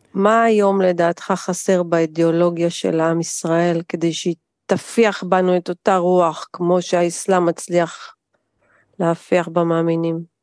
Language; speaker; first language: Hebrew; native; Hebrew